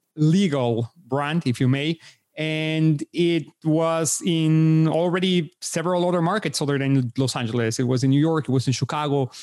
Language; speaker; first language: English; non-native, fluent; Spanish